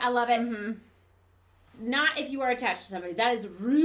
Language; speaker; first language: English; native; English